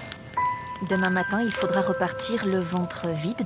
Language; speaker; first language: French; native; French